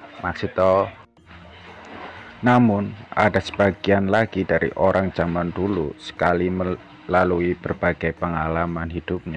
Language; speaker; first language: Indonesian; native; Indonesian